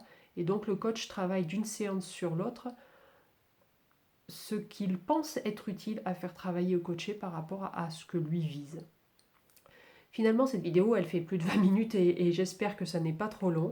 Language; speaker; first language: French; native; French